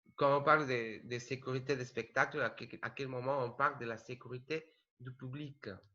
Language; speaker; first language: French; non-native, learner; Spanish